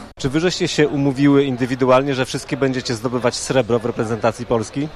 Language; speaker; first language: Polish; native; Polish